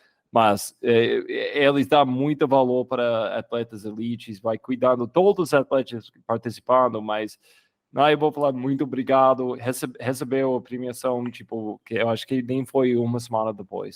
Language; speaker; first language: Portuguese; non-native, fluent; English